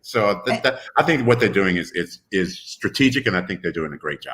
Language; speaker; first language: English; native; English